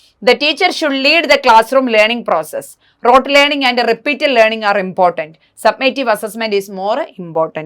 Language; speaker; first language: English; non-native, local second language; Malayalam